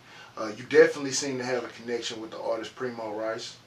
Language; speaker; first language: English; native; English